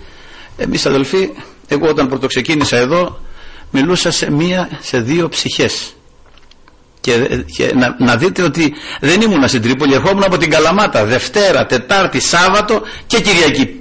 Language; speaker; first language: Greek; native; Greek